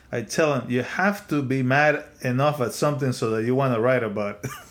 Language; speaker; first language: English; non-native, fluent; Spanish